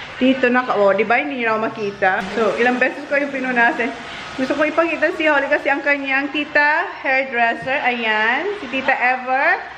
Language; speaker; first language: Filipino; non-native, local second language; Bikol